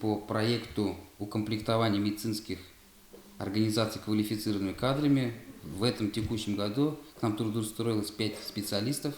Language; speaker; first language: Russian; native; Russian